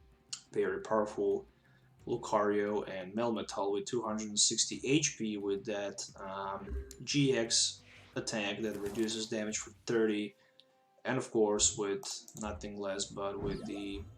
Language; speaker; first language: English; non-native, fluent; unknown